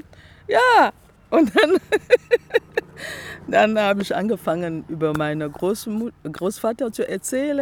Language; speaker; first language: German; non-native, fluent; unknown